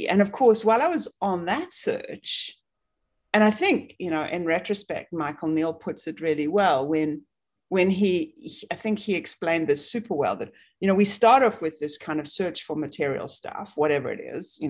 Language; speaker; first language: English; native; English